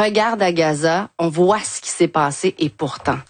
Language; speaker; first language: French; native; French